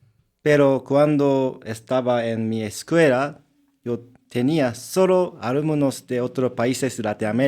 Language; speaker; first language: Spanish; non-native, learner; Japanese